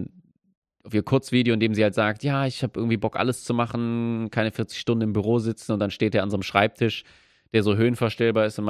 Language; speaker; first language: German; native; German